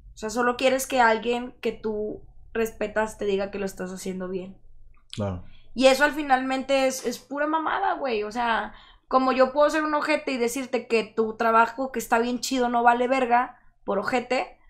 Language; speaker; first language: Spanish; native; Spanish